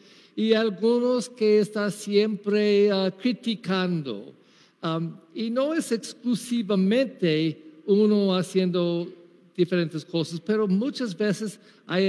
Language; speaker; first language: Spanish; non-native, learner; English